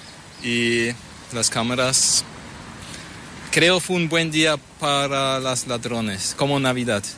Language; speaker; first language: Spanish; non-native, fluent; German